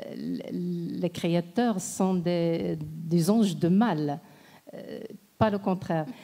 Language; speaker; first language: French; non-native, local second language; Arabic